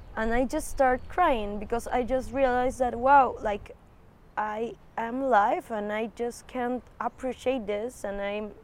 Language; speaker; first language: English; non-native, fluent; Spanish